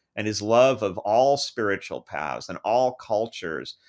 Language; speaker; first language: English; native; English